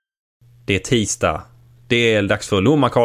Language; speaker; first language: Swedish; native; Swedish